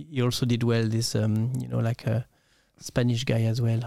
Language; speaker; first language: English; non-native, fluent; French